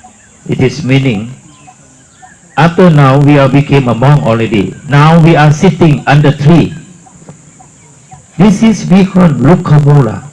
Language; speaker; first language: English; non-native, learner; Thai